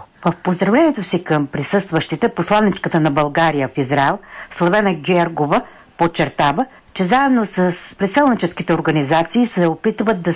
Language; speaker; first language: Bulgarian; native; Bulgarian